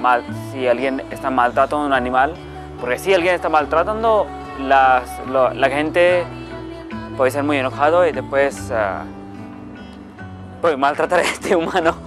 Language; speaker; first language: Spanish; non-native, learner; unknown